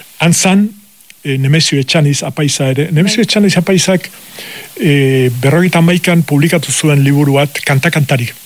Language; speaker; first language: Basque; native; Basque